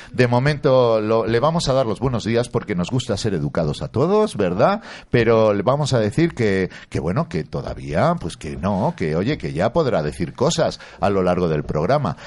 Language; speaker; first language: Spanish; native; Spanish